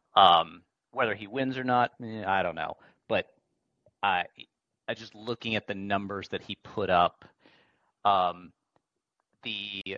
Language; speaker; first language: English; native; English